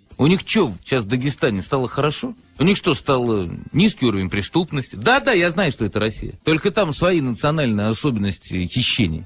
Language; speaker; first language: Russian; native; Russian